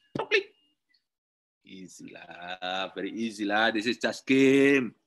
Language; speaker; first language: English; non-native, learner; Indonesian